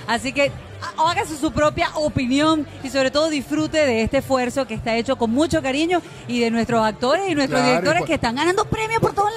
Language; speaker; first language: Spanish; native; Spanish